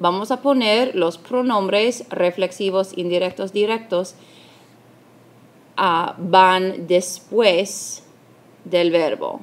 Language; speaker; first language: Spanish; non-native, fluent; English